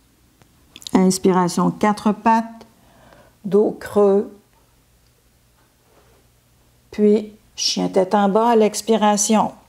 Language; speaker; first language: French; native; French